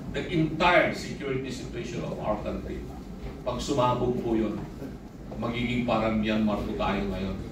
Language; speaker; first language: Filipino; non-native, local second language; Iloko